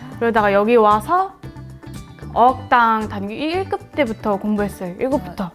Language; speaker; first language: Korean; non-native, fluent; Mongolian